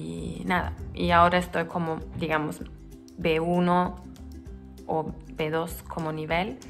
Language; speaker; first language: Spanish; non-native, fluent; Turkish